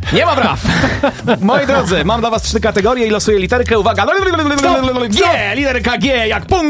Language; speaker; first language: Polish; native; Polish